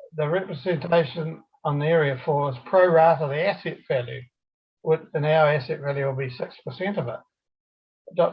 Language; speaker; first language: English; native; English